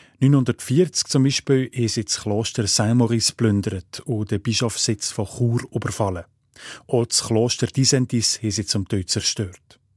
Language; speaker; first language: German; native; German